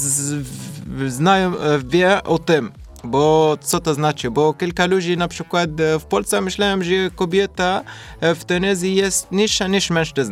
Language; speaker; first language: Polish; non-native, learner; Arabic